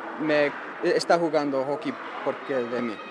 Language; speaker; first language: Spanish; early bilingual, heritage; Spanish